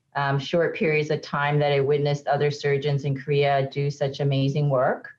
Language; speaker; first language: English; native; English